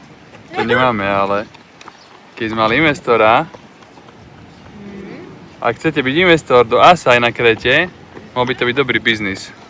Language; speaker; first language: Slovak; native; Slovak